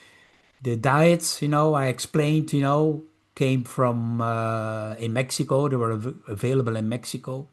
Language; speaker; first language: English; non-native, fluent; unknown